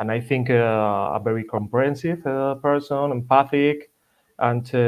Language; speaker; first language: English; non-native, fluent; Spanish